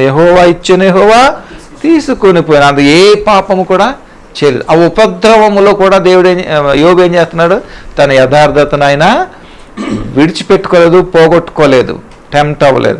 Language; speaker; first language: Telugu; native; Telugu